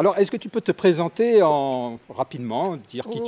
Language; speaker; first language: French; native; French